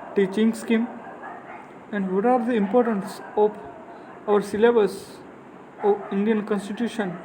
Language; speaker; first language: English; non-native, local second language; Gujarati